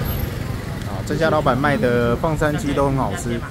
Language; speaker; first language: Chinese; native; Chinese